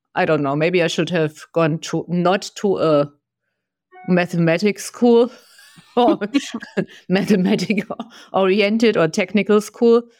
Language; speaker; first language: English; non-native, fluent; German